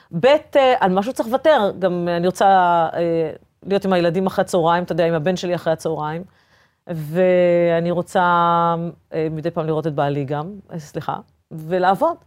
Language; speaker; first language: Hebrew; early bilingual, other home language; Portuguese